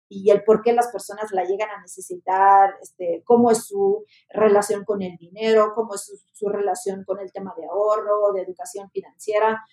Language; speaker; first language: Spanish; non-native, fluent; Italian